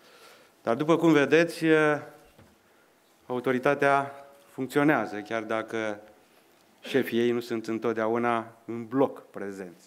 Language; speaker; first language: Romanian; native; Romanian